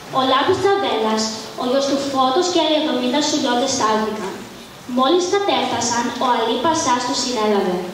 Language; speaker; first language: Greek; early bilingual, heritage; Greek